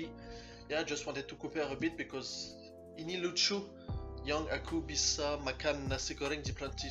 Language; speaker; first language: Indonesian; non-native, learner; French